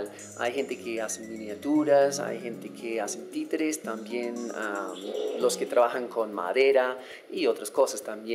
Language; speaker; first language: Spanish; non-native, fluent; English